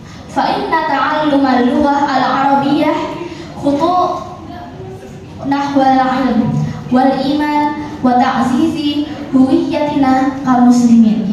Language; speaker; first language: Arabic; non-native, learner; Indonesian